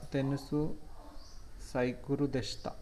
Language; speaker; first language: Japanese; non-native, learner; Hindi